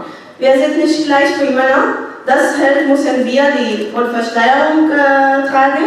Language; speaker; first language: German; non-native, learner; Arabic